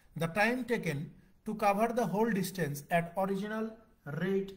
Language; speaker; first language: English; non-native, local second language; Bangla